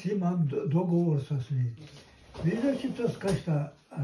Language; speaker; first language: Bulgarian; non-native, local second language; Turkish